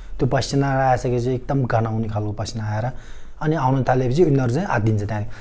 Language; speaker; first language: Nepali; non-native, local second language; Tibetan